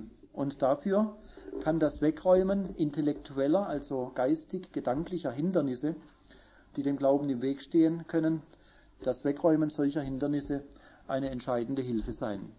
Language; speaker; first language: German; native; German